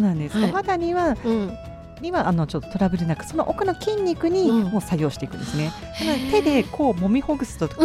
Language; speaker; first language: Japanese; native; Japanese